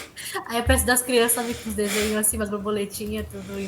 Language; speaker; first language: Portuguese; native; Portuguese